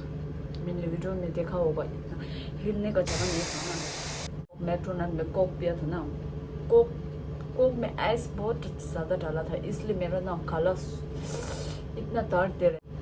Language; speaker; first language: Hindi; non-native, fluent; Tibetan